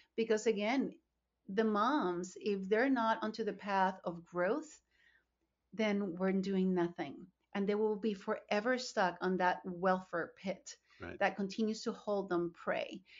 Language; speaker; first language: English; non-native, fluent; Spanish